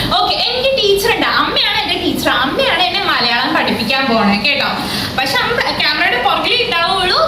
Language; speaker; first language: Malayalam; early bilingual, heritage; Malayalam